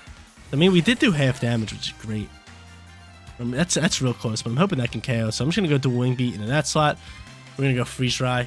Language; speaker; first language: English; native; English